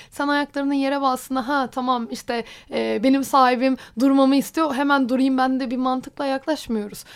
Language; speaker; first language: Turkish; native; Turkish